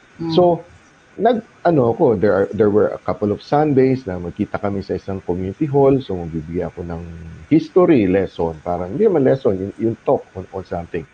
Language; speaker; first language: Filipino; non-native, local second language; Cebuano